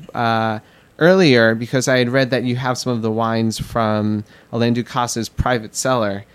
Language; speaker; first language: English; native; English